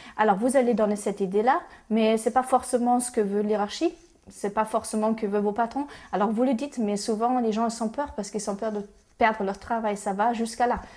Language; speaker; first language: French; non-native, fluent; German